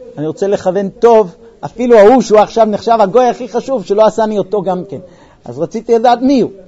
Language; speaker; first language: Hebrew; non-native, fluent; English